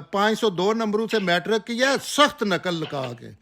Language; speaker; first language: Urdu; non-native, local second language; Punjabi